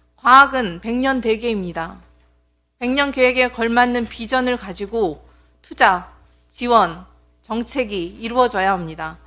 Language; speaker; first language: Korean; native; Korean